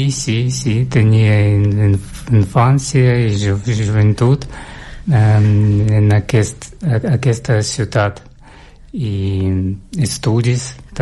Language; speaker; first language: Catalan; non-native, learner; Russian